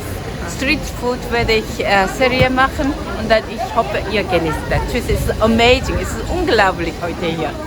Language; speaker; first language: German; non-native, learner; Korean